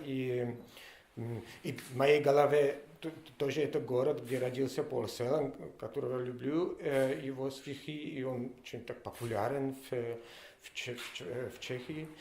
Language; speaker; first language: Russian; non-native, learner; Czech